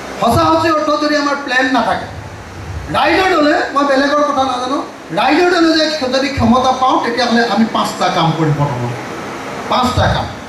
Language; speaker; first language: Assamese; native; Assamese